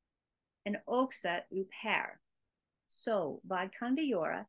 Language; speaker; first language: Swedish; non-native, learner; English